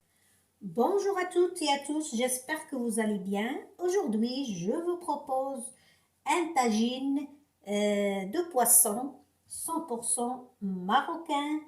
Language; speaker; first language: French; non-native, local second language; Arabic